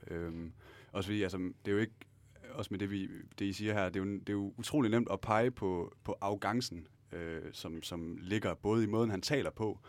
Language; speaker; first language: Danish; native; Danish